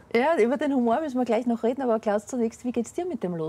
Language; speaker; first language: German; native; German